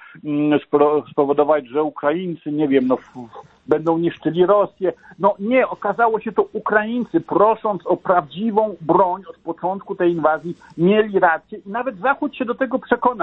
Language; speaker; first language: Polish; native; Polish